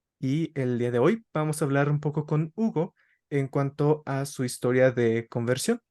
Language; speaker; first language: Spanish; native; Spanish